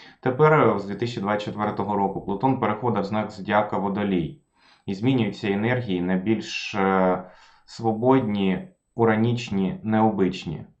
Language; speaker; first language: Ukrainian; non-native, local second language; Russian